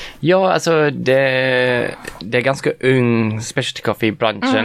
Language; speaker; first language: Swedish; non-native, fluent; English